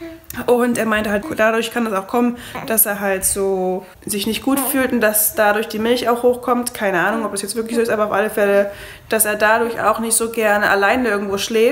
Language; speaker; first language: German; native; German